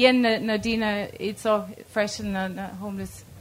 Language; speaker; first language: Irish; non-native, local second language; English